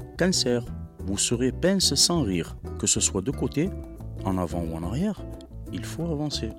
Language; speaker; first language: French; native; French